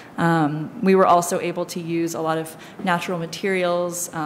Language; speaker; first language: English; native; English